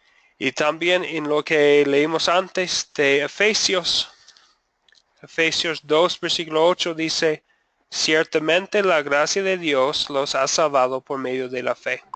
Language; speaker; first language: Spanish; non-native, fluent; English